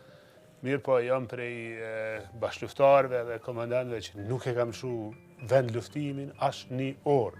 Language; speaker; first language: Albanian; native; Albanian